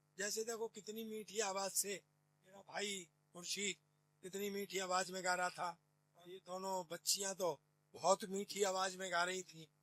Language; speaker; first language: Hindi; native; Hindi